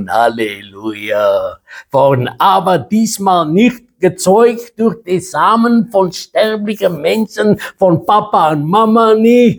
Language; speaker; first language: German; non-native, fluent; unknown